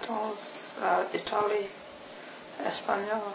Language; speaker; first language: French; non-native, learner; English